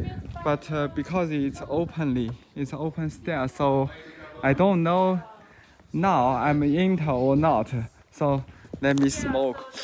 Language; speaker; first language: English; non-native, learner; Chinese